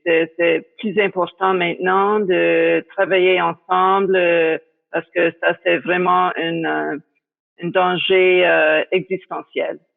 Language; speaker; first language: French; non-native, fluent; English